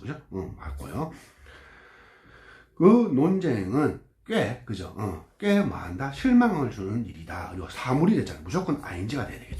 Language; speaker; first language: Korean; native; Korean